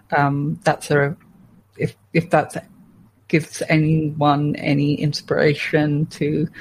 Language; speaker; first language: English; native; English